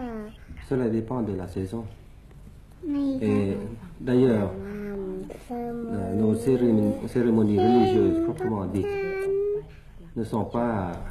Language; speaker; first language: French; early bilingual, other home language; Thai